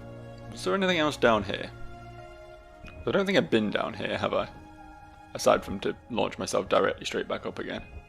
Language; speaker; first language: English; native; English